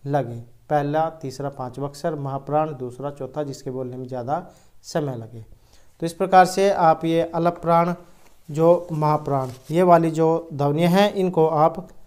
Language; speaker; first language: Hindi; native; Hindi